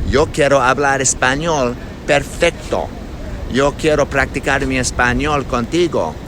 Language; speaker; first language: Spanish; non-native, learner; English